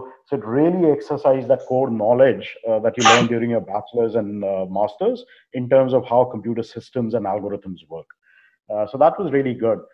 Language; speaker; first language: English; non-native, local second language; Hindi